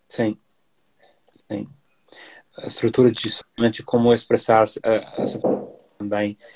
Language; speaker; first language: Portuguese; non-native, fluent; English